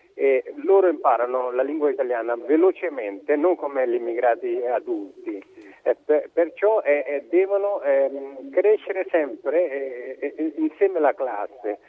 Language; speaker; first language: Italian; non-native, fluent; Urdu